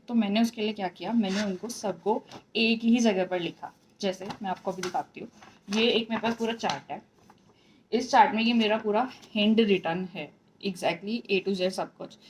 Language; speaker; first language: Hindi; native; Hindi